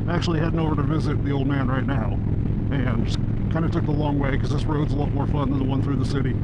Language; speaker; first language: English; native; English